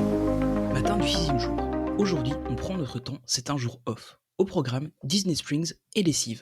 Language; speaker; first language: French; native; French